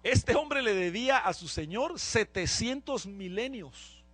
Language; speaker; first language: Spanish; native; Spanish